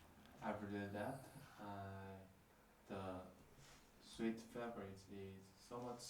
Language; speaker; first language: English; non-native, learner; Korean